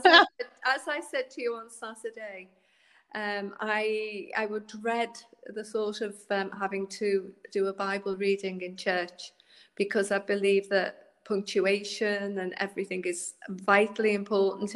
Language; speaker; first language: English; native; English